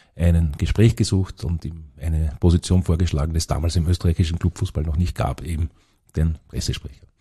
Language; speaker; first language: German; native; German